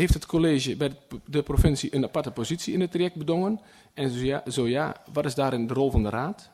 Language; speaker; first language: Dutch; native; Dutch